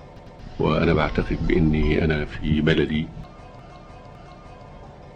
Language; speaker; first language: Arabic; native; Arabic